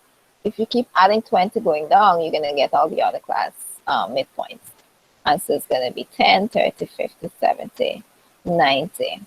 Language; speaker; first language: English; native; English